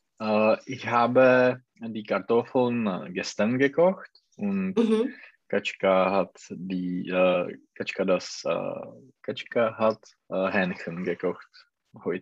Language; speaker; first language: German; non-native, learner; Czech